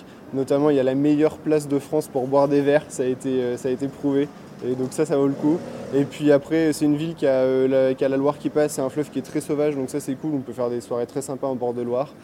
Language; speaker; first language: French; native; French